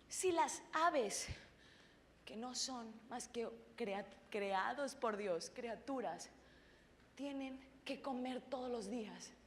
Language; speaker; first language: Spanish; native; Spanish